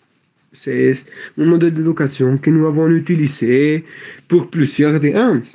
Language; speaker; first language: French; non-native, learner; Spanish